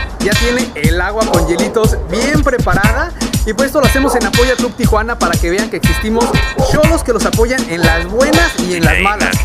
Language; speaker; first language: Spanish; native; Spanish